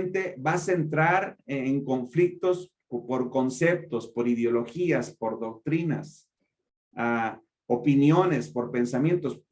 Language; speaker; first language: Spanish; native; Spanish